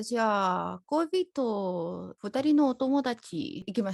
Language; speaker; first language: Japanese; non-native, learner; Spanish